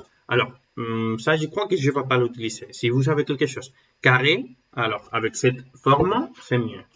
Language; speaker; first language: French; non-native, learner; Spanish